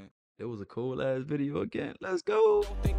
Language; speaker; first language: English; native; English